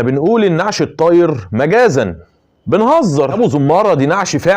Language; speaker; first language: Arabic; native; Arabic